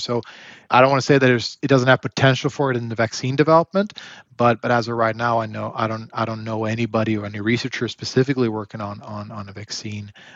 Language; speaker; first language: English; native; English